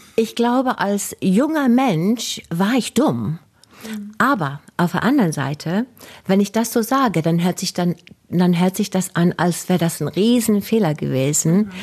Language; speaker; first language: German; non-native, fluent; English